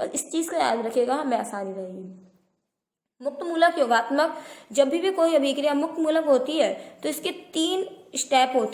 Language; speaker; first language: Hindi; native; Hindi